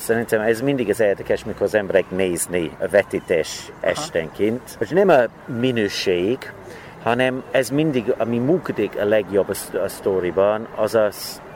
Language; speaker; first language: Hungarian; non-native, learner; English